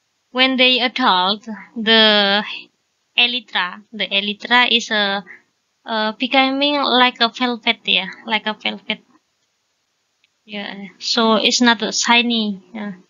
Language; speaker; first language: English; non-native, learner; Indonesian